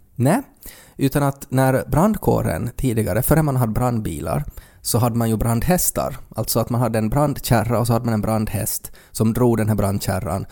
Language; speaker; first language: Swedish; native; Swedish